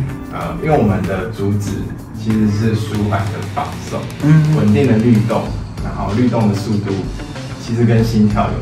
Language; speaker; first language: Chinese; native; Chinese